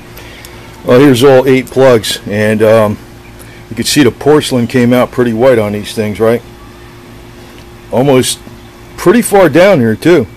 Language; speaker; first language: English; native; English